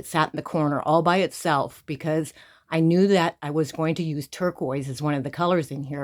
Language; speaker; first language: English; native; English